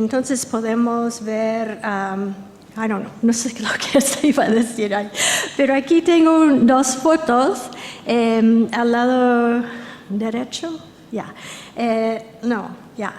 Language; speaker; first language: Spanish; non-native, fluent; English